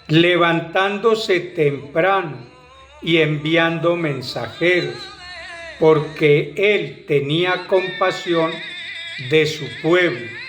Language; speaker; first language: Spanish; native; Spanish